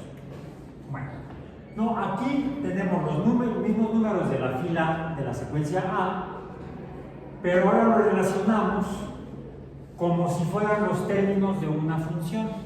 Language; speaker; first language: Spanish; native; Spanish